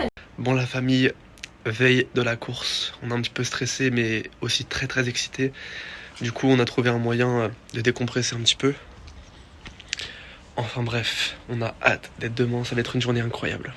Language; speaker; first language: French; native; French